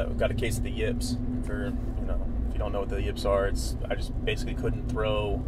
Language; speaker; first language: English; native; English